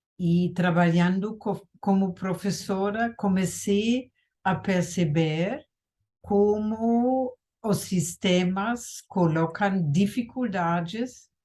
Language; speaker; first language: Portuguese; non-native, fluent; German